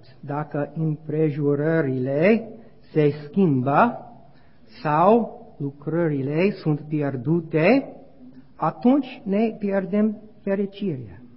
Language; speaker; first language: Romanian; non-native, learner; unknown